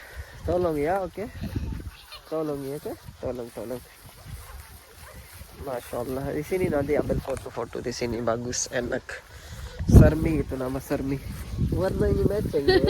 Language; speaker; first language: Indonesian; non-native, learner; Urdu